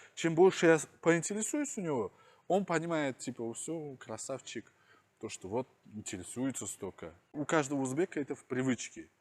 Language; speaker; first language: Russian; native; Russian